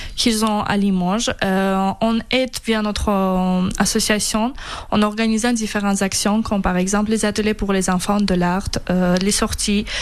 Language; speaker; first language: French; non-native, fluent; Ukrainian